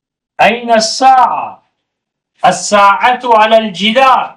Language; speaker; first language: Arabic; non-native, fluent; Urdu